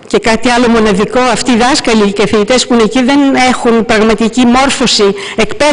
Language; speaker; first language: Greek; native; Greek